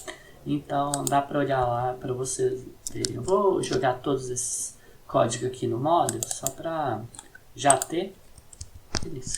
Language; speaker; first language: Portuguese; native; Portuguese